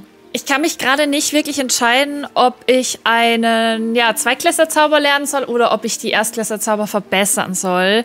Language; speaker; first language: German; native; German